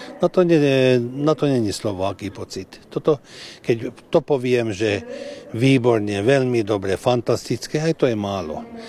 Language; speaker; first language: Slovak; early bilingual, heritage; Slovak